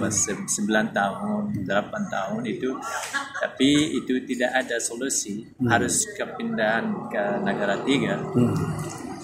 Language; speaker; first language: Indonesian; non-native, learner; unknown